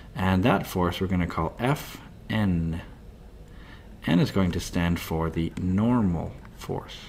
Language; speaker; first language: English; native; English